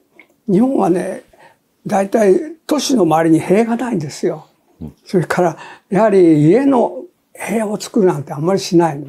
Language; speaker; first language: Japanese; native; Japanese